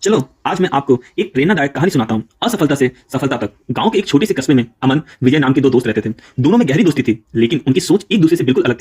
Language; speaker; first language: Hindi; native; Hindi